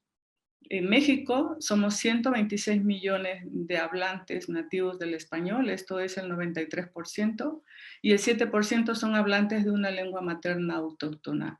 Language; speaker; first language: Spanish; native; Spanish